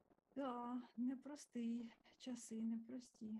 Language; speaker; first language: Ukrainian; native; Ukrainian